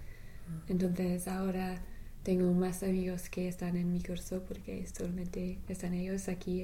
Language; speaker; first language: Spanish; non-native, fluent; English